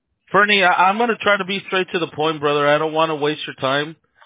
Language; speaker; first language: English; early bilingual, other home language; Spanish